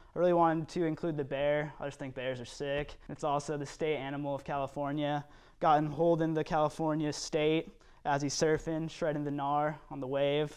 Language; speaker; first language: English; native; English